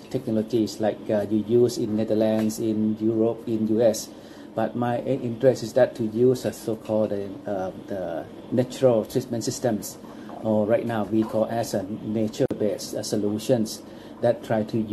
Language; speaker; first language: English; non-native, fluent; Thai